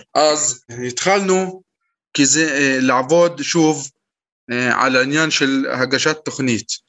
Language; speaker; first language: Hebrew; non-native, local second language; Arabic